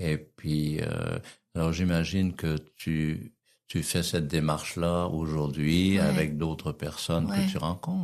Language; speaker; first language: French; native; French